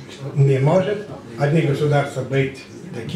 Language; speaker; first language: Russian; non-native, learner; Bulgarian